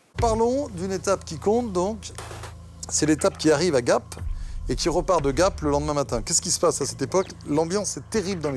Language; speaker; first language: French; native; French